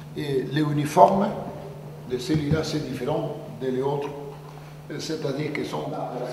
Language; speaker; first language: French; non-native, fluent; Spanish